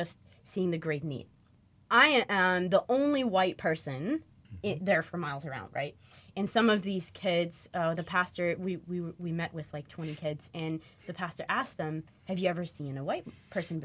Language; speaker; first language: English; native; English